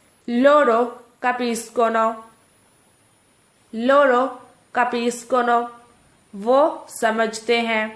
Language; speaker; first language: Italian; non-native, fluent; Urdu